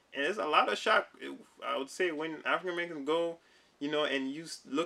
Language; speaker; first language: English; non-native, local second language; Wolof